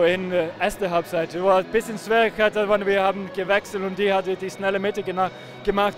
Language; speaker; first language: German; non-native, learner; Icelandic